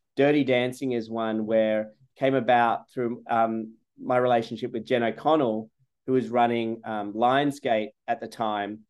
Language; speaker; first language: English; native; English